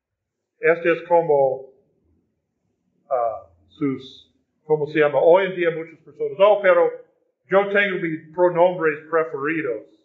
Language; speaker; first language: Spanish; non-native, fluent; English